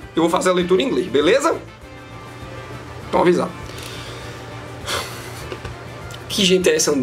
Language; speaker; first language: Portuguese; native; Portuguese